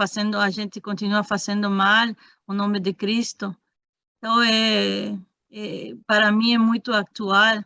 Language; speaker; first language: Portuguese; non-native, fluent; Spanish